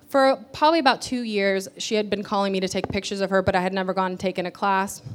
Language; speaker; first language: English; early bilingual, other home language; Spanish